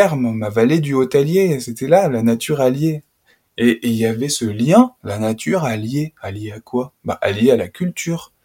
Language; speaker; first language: French; native; French